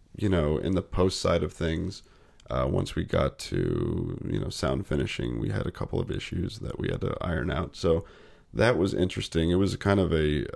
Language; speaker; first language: English; native; English